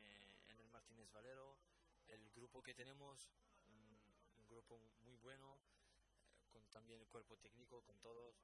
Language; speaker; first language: Spanish; non-native, fluent; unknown